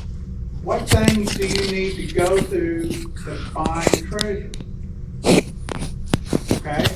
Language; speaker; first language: English; native; English